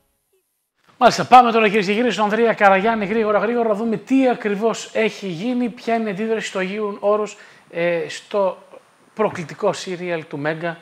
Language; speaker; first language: Greek; native; Greek